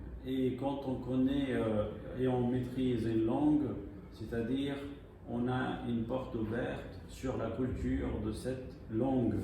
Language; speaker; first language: French; non-native, fluent; Arabic